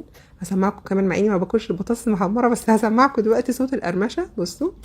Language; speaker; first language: Arabic; native; Arabic